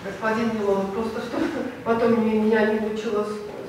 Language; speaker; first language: Russian; non-native, local second language; Armenian